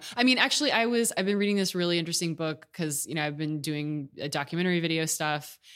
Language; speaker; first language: English; native; English